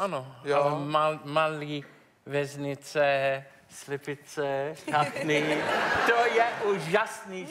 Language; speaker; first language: Czech; non-native, learner; English